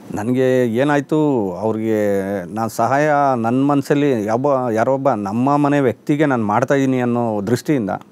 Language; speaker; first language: Kannada; native; Kannada